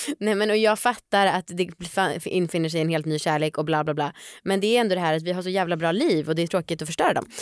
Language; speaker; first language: Swedish; native; Swedish